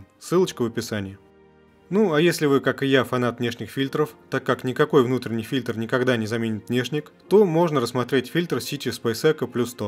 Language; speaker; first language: Russian; native; Russian